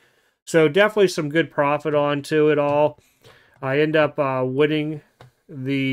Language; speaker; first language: English; native; English